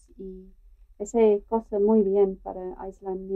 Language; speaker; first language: Spanish; non-native, learner; English